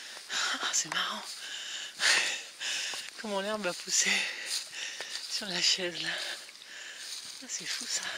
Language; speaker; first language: French; native; French